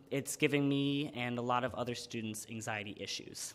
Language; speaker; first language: English; native; English